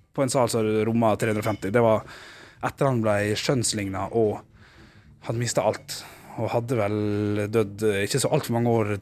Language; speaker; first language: Norwegian; native; Norwegian